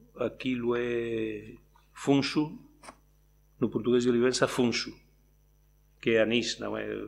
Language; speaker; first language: Portuguese; native; Portuguese